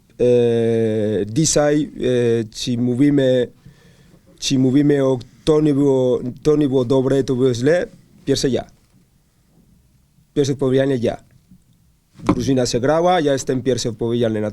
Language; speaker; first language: Polish; non-native, learner; Spanish